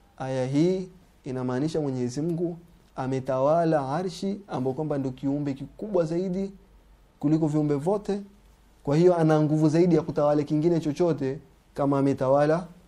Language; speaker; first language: Swahili; native; Swahili